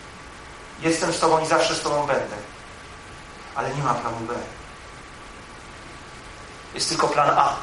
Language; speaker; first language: Polish; native; Polish